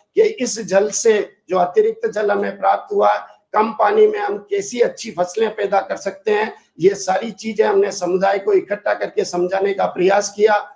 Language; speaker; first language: Hindi; native; Hindi